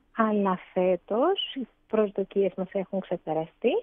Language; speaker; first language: Greek; early bilingual, other home language; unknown